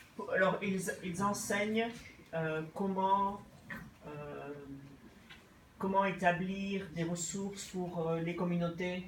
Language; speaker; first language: French; non-native, fluent; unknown